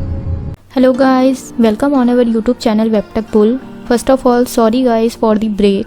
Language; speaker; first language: English; non-native, local second language; Hindi